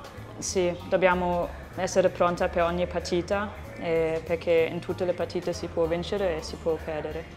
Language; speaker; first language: Italian; non-native, fluent; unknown